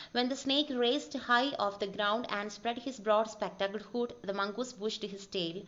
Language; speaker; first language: English; non-native, local second language; Malayalam